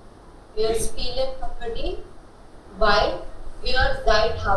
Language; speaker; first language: German; non-native, learner; Hindi